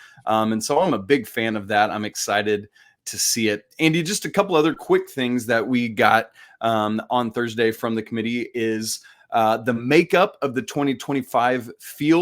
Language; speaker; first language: English; native; English